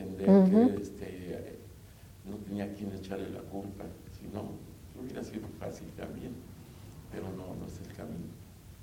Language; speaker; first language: Spanish; native; Spanish